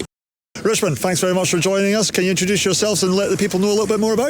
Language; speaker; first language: English; native; English